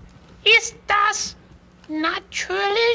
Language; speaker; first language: German; non-native, learner; English